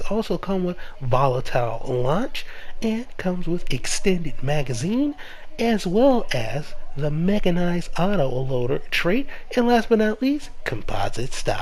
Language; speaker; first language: English; native; English